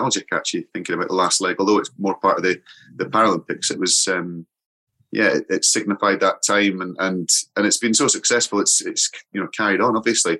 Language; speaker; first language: English; native; English